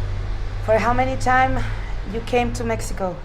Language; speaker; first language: English; non-native, learner; Spanish